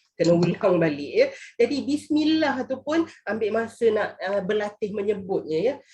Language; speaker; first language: Malay; native; Malay